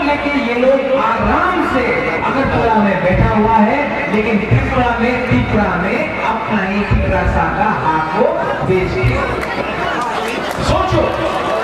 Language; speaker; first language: Hindi; non-native, local second language; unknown